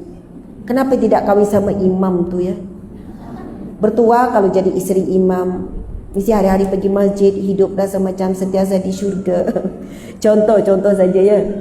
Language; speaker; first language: Malay; native; Malay